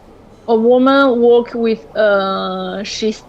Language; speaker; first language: English; non-native, learner; French